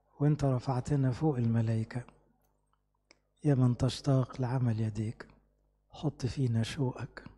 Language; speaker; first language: Arabic; native; Arabic